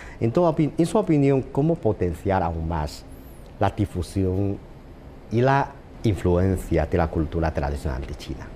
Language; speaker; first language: Spanish; non-native, fluent; Chinese